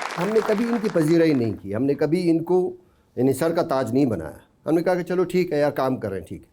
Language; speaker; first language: Urdu; non-native, local second language; Baluchi